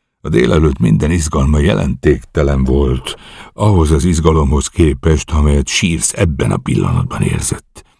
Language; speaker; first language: Hungarian; native; Hungarian